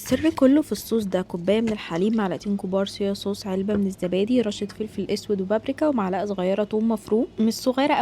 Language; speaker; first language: Arabic; native; Arabic